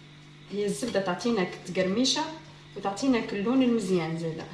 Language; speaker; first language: Arabic; native; Arabic